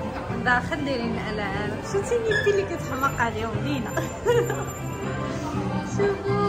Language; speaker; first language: Arabic; native; Arabic